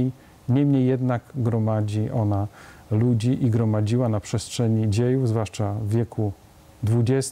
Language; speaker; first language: Polish; native; Polish